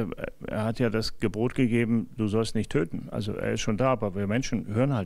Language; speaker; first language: German; native; German